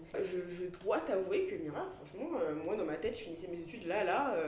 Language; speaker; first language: French; native; French